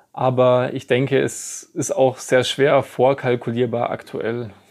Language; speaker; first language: German; native; German